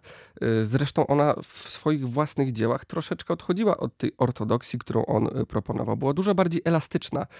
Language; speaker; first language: Polish; native; Polish